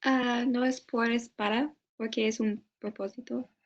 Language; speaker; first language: Spanish; non-native, learner; English